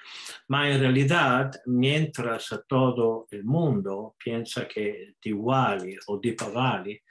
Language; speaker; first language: Spanish; non-native, fluent; Italian